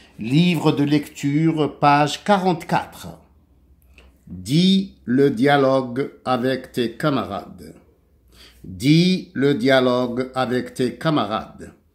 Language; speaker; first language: French; non-native, local second language; Arabic